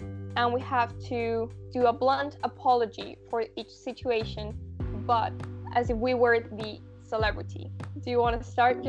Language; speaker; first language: English; non-native, fluent; Spanish